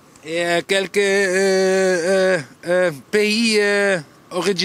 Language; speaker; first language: French; non-native, learner; Western Frisian